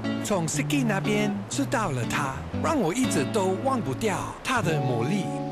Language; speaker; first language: Chinese; non-native, learner; English